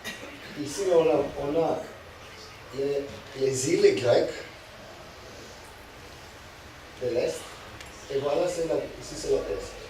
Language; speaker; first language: French; non-native, fluent; Greek